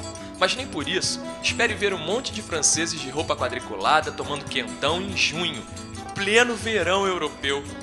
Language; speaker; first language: Portuguese; native; Portuguese